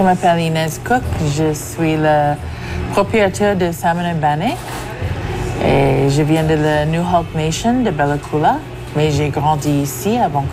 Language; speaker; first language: French; non-native, fluent; English